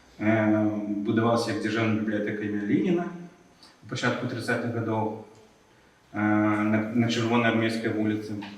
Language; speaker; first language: Belarusian; non-native, local second language; Russian